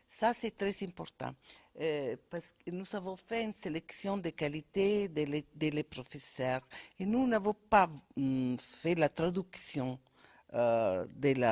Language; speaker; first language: French; non-native, fluent; Italian